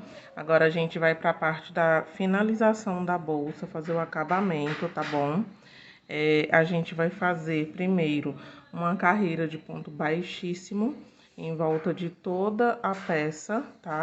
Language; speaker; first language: Portuguese; native; Portuguese